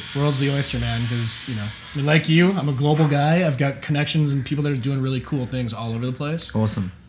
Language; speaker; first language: English; native; English